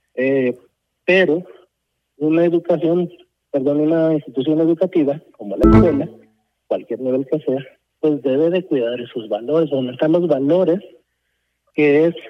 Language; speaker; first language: Spanish; early bilingual, heritage; Spanish